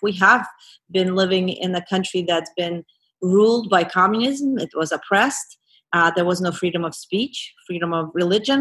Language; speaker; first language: English; non-native, fluent; Azerbaijani